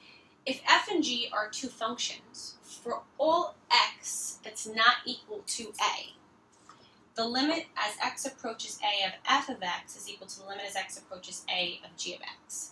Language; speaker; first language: English; native; English